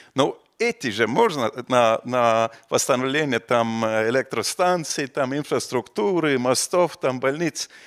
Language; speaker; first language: Russian; non-native, fluent; Estonian